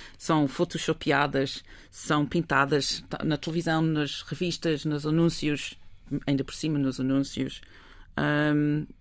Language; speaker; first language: Portuguese; non-native, fluent; English